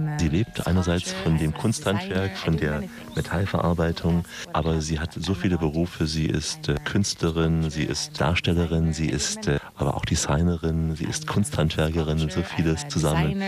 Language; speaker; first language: German; native; German